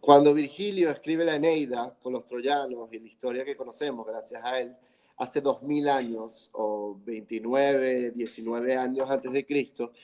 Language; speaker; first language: Spanish; non-native, fluent; English